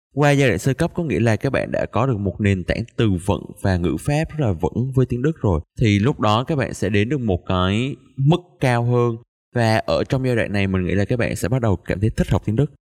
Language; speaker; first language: Vietnamese; native; Vietnamese